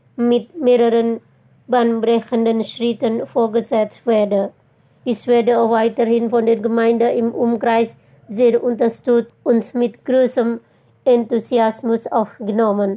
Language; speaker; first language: German; non-native, fluent; Indonesian